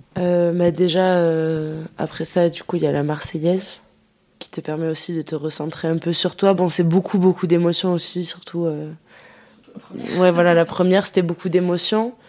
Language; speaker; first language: French; early bilingual, other home language; Dutch